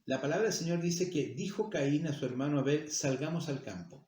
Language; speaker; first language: Spanish; native; Spanish